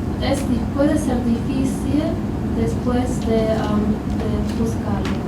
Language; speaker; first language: Spanish; non-native, fluent; German